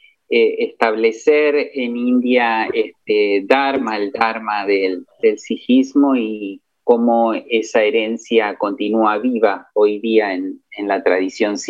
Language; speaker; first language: Spanish; native; Spanish